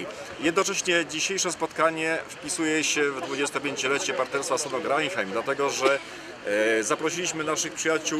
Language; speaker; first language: Polish; native; Polish